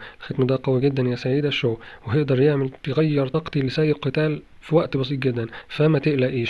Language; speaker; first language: Arabic; native; Arabic